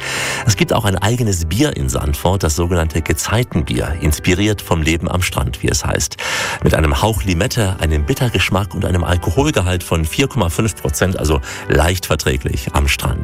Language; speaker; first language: German; native; German